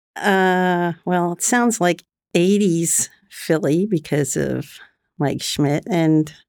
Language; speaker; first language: English; native; English